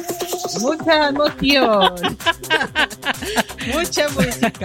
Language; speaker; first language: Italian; non-native, learner; Spanish